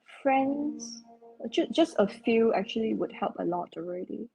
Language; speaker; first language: English; non-native, local second language; Chinese